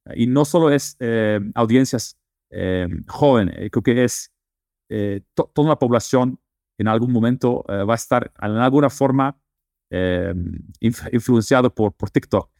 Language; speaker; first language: Spanish; non-native, fluent; Dutch